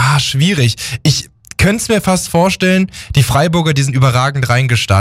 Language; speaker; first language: German; native; German